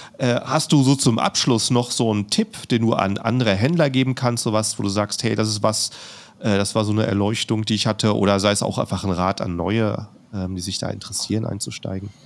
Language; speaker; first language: German; native; German